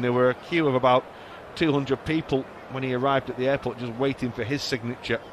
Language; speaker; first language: English; native; English